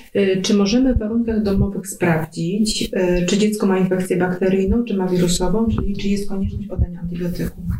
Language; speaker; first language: Polish; native; Polish